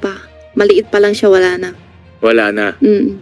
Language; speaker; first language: Filipino; non-native, learner; Chinese